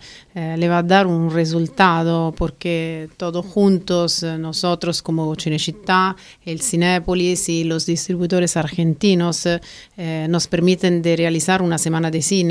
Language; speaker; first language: Spanish; non-native, fluent; Italian